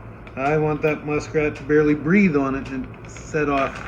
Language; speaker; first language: English; native; English